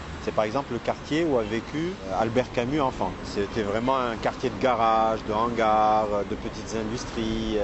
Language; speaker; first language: French; non-native, local second language; Arabic